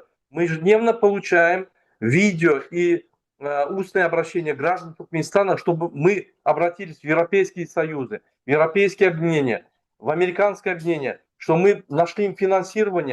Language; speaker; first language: Russian; non-native, local second language; Turkmen